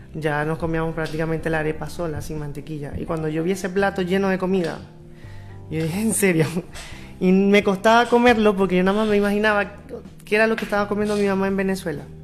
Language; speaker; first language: Spanish; native; Spanish